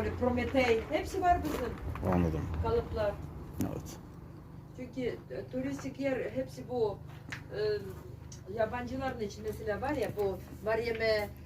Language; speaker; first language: Turkish; non-native, learner; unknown